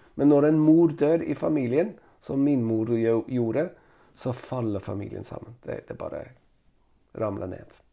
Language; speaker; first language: Norwegian; non-native, fluent; Italian